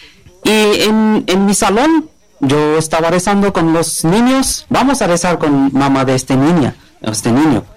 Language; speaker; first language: Spanish; non-native, learner; Bangla